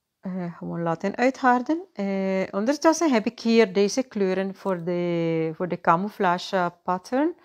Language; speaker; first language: Dutch; non-native, fluent; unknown